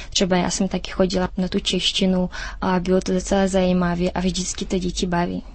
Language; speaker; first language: Czech; early bilingual, heritage; Czech